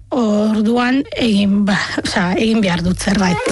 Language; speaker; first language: Basque; non-native, fluent; Arabic